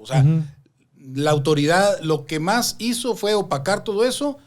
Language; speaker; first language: Spanish; native; Spanish